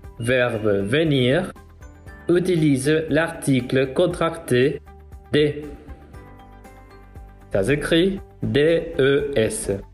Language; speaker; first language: French; non-native, learner; Spanish